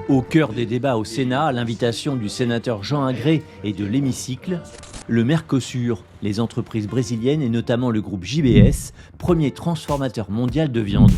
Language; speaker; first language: French; native; French